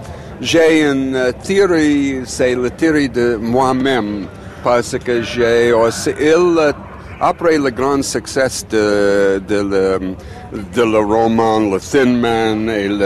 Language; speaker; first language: French; non-native, learner; English